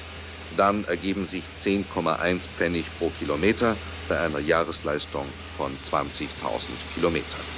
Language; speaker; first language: German; native; German